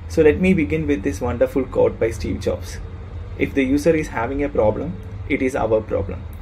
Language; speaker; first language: English; non-native, local second language; Malayalam